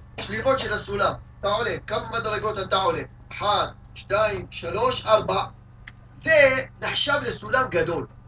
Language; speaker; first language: Hebrew; native; Hebrew